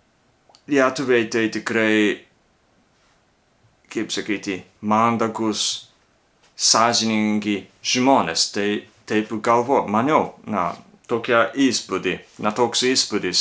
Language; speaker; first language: Lithuanian; non-native, learner; Japanese